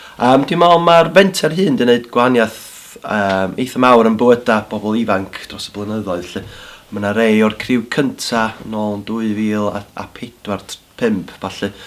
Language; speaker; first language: Welsh; native; Welsh